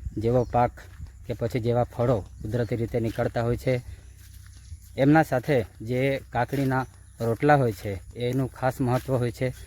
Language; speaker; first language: Gujarati; non-native, local second language; Vasavi